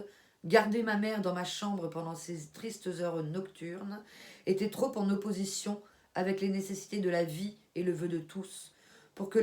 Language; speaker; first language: French; native; French